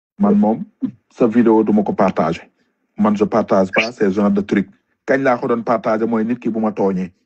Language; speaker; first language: Wolof; non-native, local second language; Fula